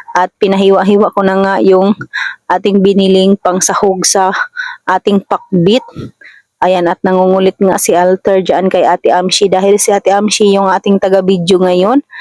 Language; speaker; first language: Filipino; non-native, local second language; Masbatenyo